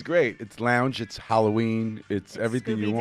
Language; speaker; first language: English; native; English